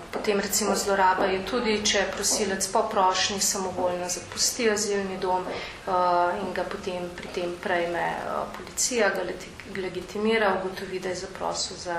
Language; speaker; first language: Slovenian; native; Slovenian